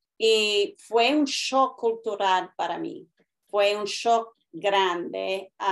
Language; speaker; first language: Spanish; early bilingual, heritage; Spanish